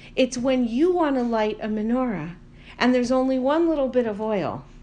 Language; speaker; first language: English; native; English